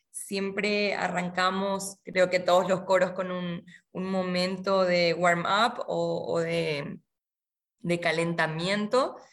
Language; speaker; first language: Spanish; native; Spanish